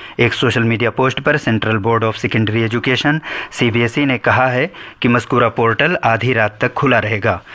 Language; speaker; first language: Urdu; native; Urdu